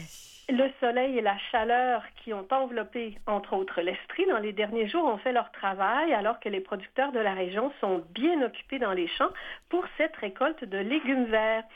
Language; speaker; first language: French; native; French